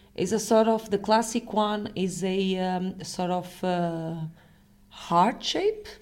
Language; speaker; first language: English; non-native, fluent; Portuguese